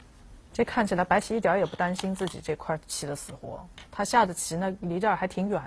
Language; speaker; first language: Chinese; native; Chinese